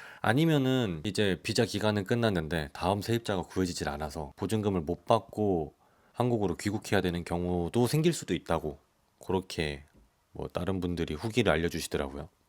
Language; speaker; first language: Korean; native; Korean